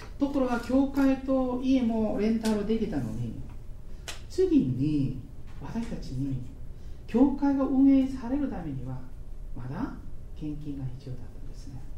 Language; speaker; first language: Japanese; non-native, fluent; Korean